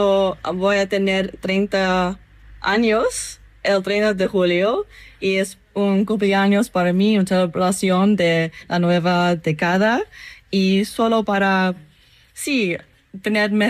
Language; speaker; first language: Spanish; non-native, learner; English